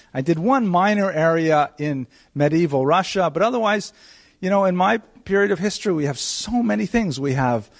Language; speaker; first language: English; native; English